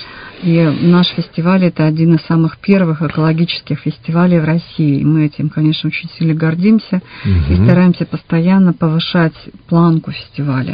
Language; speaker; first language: Russian; native; Russian